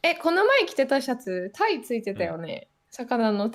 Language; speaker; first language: Japanese; native; Japanese